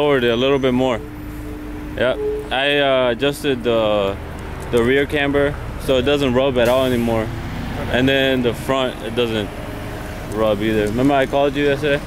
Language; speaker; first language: English; native; English